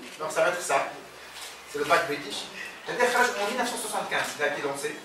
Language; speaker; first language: French; non-native, local second language; Arabic